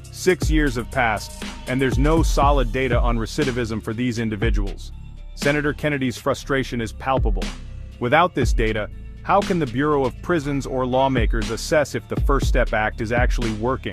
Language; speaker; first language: English; native; English